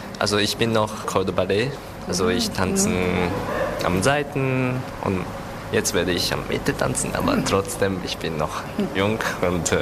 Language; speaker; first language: German; non-native, learner; Japanese